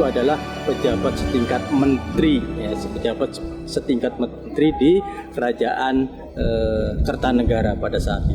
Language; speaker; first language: Indonesian; native; Indonesian